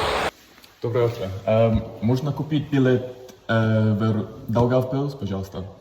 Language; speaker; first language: Russian; non-native, learner; English